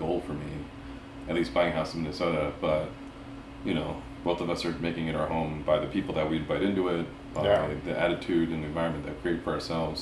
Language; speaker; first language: English; early bilingual, other home language; Spanish